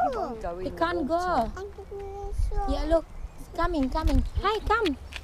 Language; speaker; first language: English; non-native, learner; Indonesian